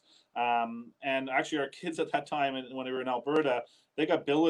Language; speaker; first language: English; native; English